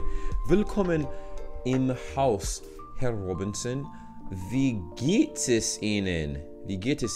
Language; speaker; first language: German; non-native, learner; English